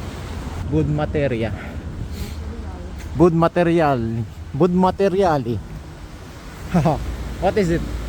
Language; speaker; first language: English; non-native, learner; Filipino